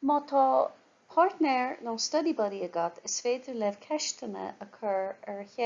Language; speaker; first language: Irish; non-native, local second language; English